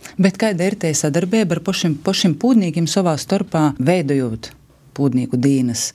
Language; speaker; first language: Latvian; native; Latvian